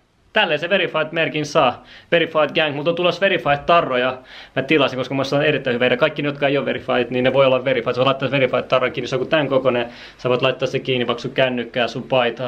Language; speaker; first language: Finnish; native; Finnish